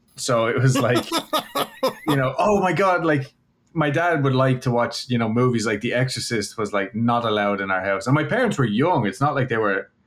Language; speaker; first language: English; native; English